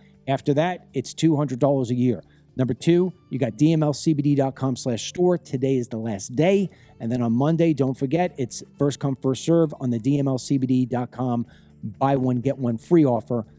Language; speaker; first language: English; native; English